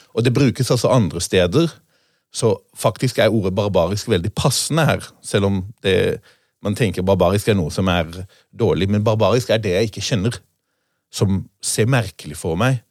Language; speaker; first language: Norwegian; non-native, fluent; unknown